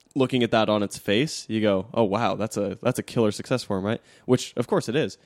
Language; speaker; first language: English; native; English